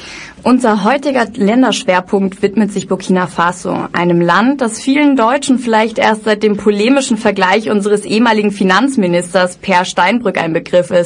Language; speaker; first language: German; native; German